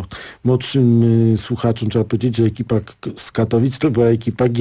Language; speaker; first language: Polish; native; Polish